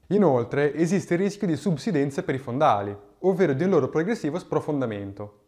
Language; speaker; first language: Italian; native; Italian